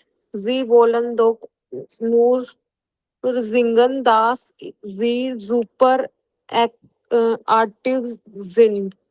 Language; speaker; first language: German; non-native, learner; Hindi